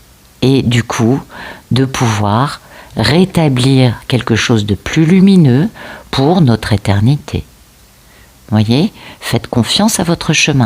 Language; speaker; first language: French; native; French